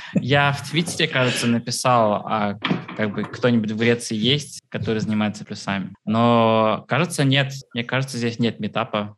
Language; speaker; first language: Russian; early bilingual, heritage; Russian